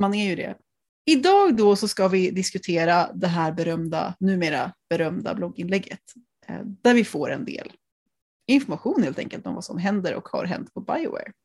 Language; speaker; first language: Swedish; native; Swedish